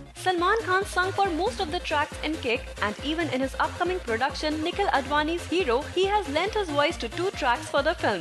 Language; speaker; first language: English; non-native, local second language; Hindi